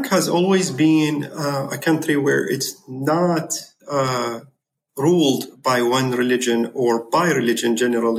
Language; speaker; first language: English; non-native, fluent; Arabic